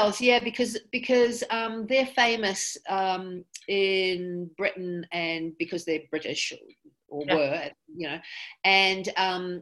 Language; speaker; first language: English; native; English